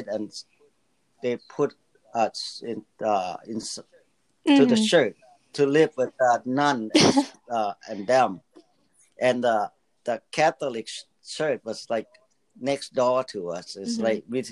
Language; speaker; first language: English; early bilingual, other home language; Lao